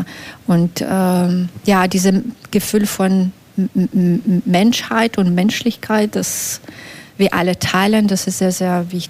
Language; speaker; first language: German; non-native, fluent; Belarusian